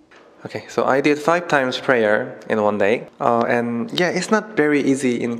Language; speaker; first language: English; non-native, learner; Korean